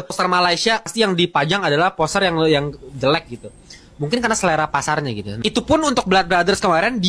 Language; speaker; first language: Indonesian; native; Indonesian